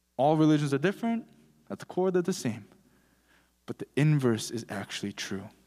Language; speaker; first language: English; early bilingual, other home language; Korean